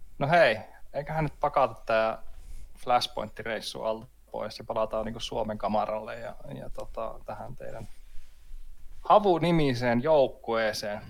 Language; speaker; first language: Finnish; native; Finnish